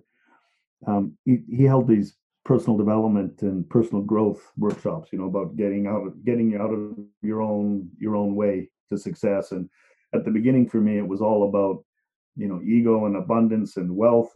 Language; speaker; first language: English; native; English